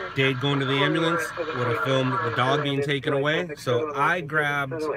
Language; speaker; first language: English; native; English